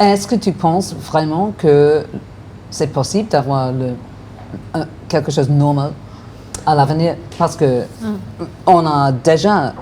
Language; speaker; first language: French; non-native, fluent; English